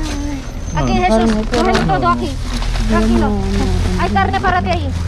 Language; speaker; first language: Spanish; non-native, learner; Filipino